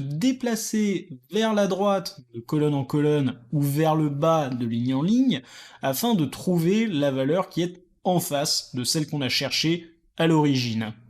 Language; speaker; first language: French; native; French